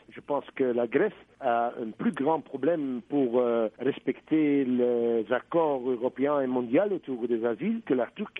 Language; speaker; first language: French; non-native, local second language; Dutch